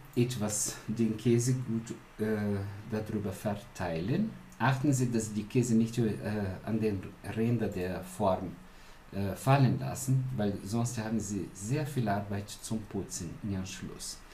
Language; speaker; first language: German; non-native, fluent; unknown